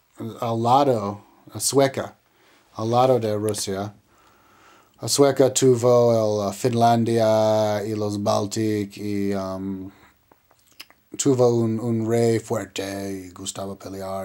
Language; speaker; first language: Spanish; non-native, learner; English